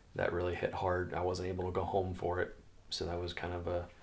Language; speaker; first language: English; native; English